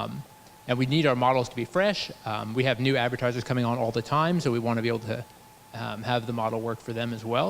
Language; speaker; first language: English; native; English